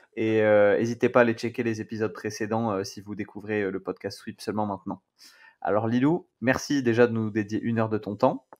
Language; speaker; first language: French; native; French